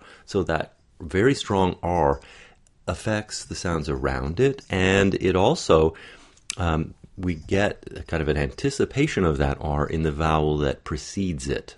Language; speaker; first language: English; native; English